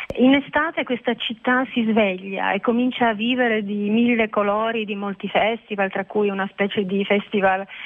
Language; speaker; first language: Italian; non-native, fluent; Polish